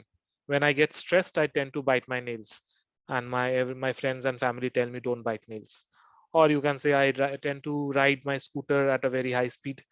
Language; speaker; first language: English; non-native, fluent; Hindi